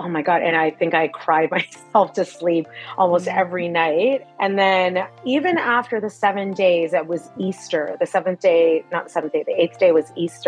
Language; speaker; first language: English; native; English